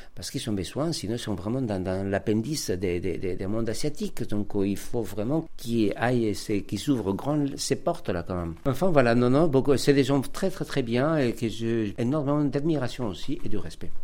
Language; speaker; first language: French; non-native, fluent; Spanish